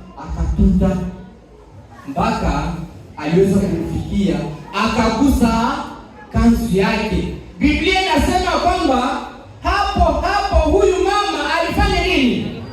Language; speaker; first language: Swahili; native; Swahili